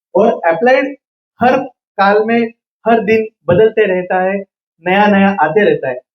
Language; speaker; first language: Hindi; non-native, local second language; Marathi